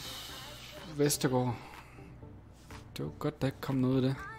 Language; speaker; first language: Danish; native; Danish